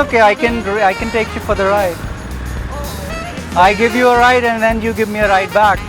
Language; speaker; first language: English; non-native, local second language; Hindi